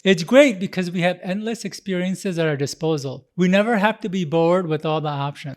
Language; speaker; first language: English; native; English